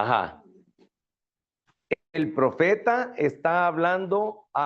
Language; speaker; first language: Spanish; native; Spanish